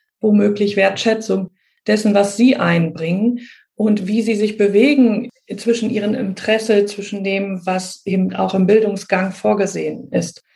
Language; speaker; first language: German; native; German